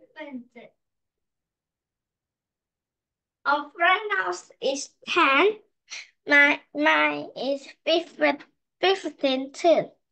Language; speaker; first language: English; non-native, learner; Korean